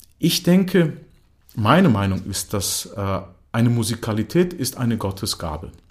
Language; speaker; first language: German; non-native, fluent; Croatian